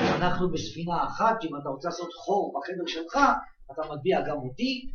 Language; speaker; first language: Hebrew; native; Hebrew